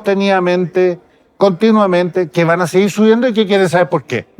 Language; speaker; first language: Spanish; native; Spanish